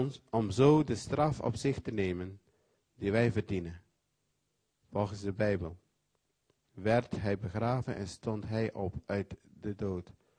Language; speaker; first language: Dutch; non-native, fluent; Papiamento